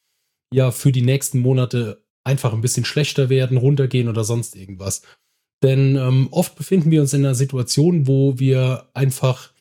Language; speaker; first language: German; native; German